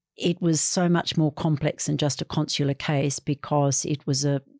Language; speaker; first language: English; native; English